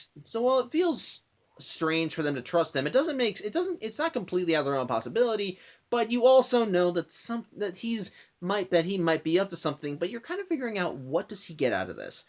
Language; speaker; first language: English; native; English